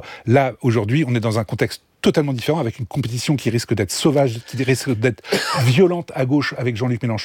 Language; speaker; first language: French; native; French